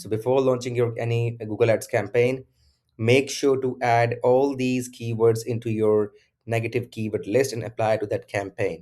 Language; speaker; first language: English; non-native, local second language; Urdu